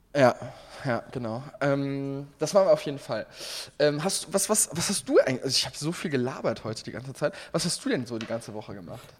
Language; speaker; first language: German; native; German